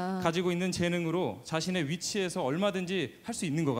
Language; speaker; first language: Korean; native; Korean